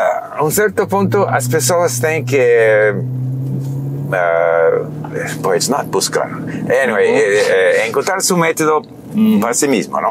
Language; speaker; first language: Portuguese; non-native, fluent; English